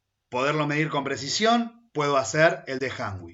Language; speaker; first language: Spanish; native; Spanish